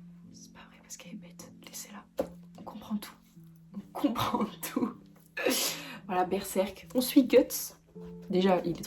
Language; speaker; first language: French; native; French